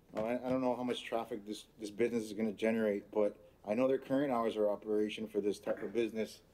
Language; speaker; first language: English; early bilingual, other home language; Spanish